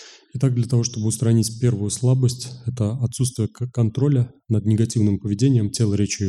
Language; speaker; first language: Russian; native; Russian